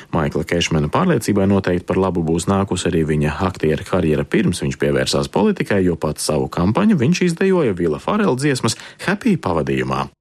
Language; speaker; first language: Latvian; early bilingual, heritage; Latvian